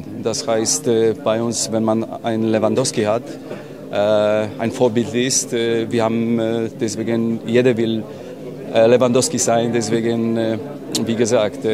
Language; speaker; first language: German; non-native, fluent; Polish